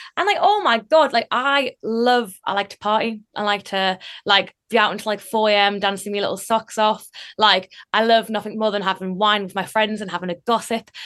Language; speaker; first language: English; native; English